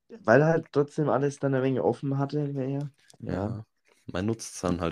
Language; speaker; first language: German; native; German